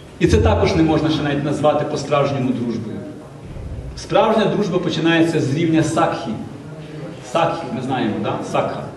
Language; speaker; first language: Ukrainian; non-native, local second language; Russian